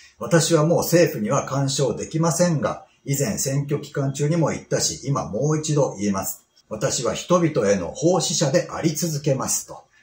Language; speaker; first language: Japanese; native; Japanese